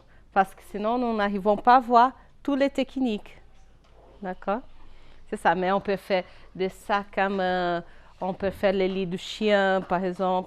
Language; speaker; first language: French; non-native, fluent; Portuguese